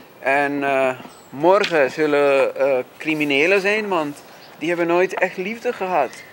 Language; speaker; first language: Dutch; non-native, fluent; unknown